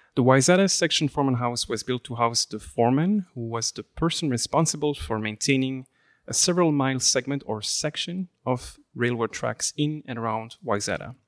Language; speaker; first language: English; non-native, fluent; French